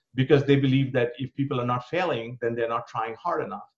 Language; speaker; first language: English; non-native, local second language; Bangla